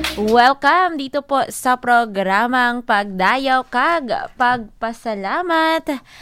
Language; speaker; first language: Filipino; non-native, local second language; Hiligaynon